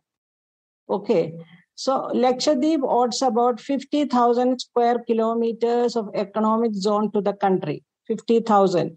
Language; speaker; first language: English; non-native, local second language; Malayalam